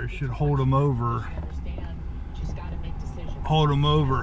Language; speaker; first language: English; native; English